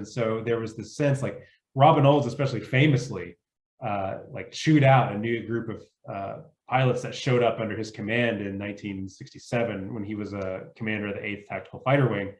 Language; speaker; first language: English; native; English